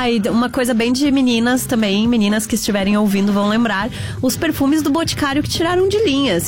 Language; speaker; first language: Portuguese; native; Portuguese